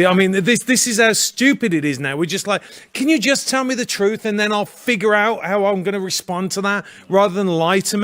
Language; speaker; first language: English; native; English